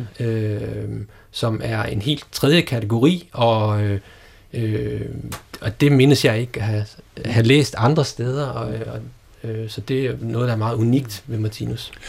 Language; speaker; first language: Danish; native; Danish